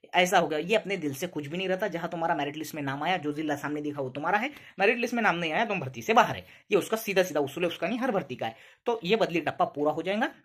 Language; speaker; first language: Hindi; non-native, local second language; Urdu